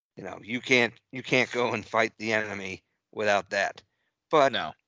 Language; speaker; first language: English; native; English